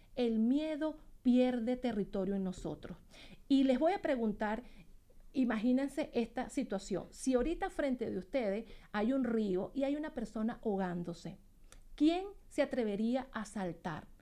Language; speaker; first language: Spanish; native; Spanish